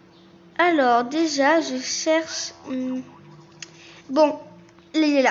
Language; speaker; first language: French; native; French